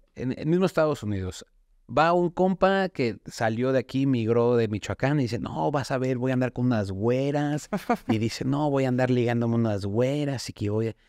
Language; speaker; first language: Spanish; native; Spanish